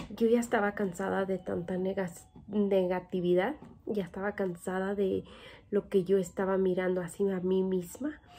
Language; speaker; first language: Spanish; native; Spanish